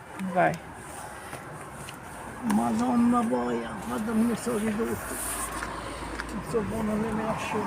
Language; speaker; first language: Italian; non-native, learner; Ukrainian